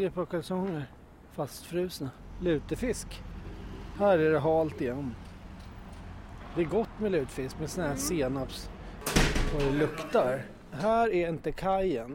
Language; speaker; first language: Swedish; native; Swedish